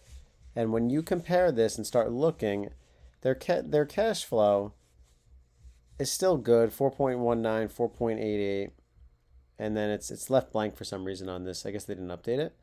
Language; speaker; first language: English; native; English